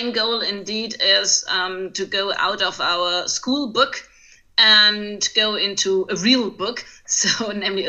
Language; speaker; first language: English; non-native, fluent; German